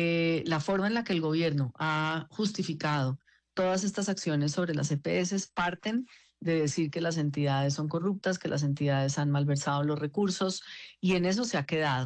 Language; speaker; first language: Spanish; native; Spanish